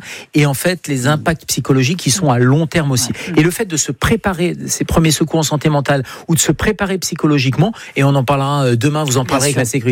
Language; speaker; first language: French; native; French